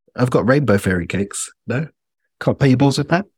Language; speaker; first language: English; native; English